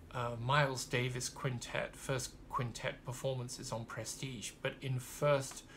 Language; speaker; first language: English; native; English